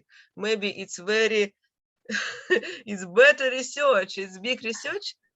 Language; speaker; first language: English; non-native, learner; Russian